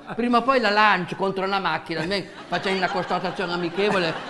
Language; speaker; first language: Italian; native; Italian